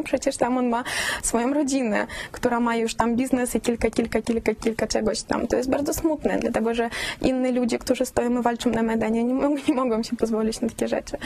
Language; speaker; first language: Polish; non-native, fluent; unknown